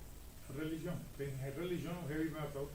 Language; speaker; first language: Portuguese; non-native, fluent; Spanish